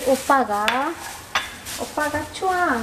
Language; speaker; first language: Korean; non-native, fluent; Malayalam